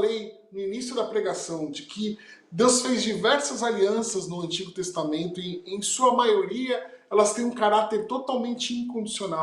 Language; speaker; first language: Portuguese; native; Portuguese